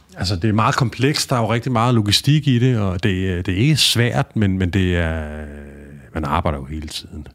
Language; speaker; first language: Danish; native; Danish